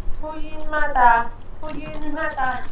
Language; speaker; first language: Korean; non-native, learner; Vietnamese